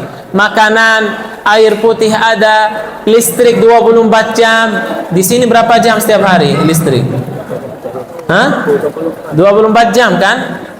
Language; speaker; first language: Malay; non-native, fluent; Arabic